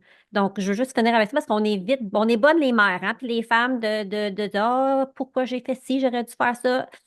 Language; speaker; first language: French; native; French